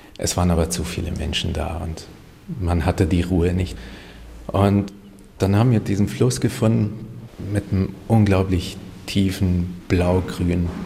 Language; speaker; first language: German; non-native, fluent; Hungarian